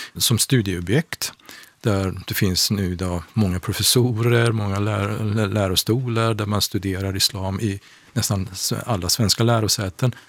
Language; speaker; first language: Swedish; non-native, fluent; Persian